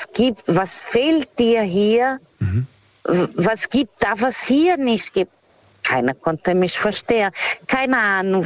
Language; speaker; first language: German; non-native, fluent; Portuguese